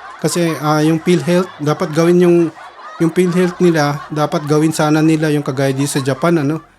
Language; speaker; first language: Filipino; early bilingual, heritage; Filipino